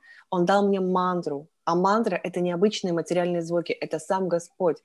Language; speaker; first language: Russian; native; Russian